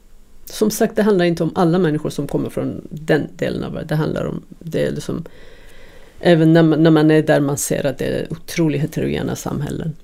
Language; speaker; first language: Swedish; non-native, fluent; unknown